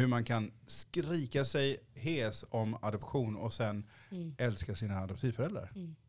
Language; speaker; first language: Swedish; early bilingual, other home language; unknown